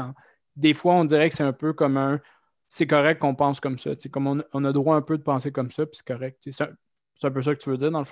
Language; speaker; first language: French; native; French